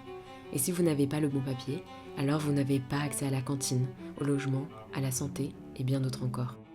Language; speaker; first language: French; native; French